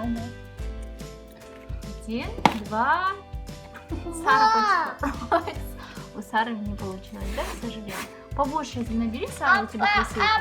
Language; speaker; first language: Russian; non-native, local second language; Kazakh